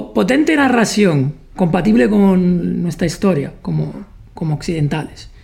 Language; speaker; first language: Spanish; non-native, fluent; Italian